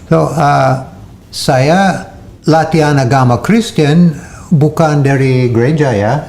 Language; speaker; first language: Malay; non-native, fluent; English